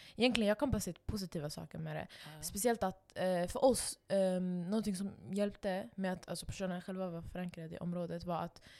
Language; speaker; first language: Swedish; non-native, local second language; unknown